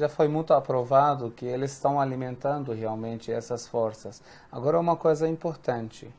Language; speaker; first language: Portuguese; non-native, fluent; Arabic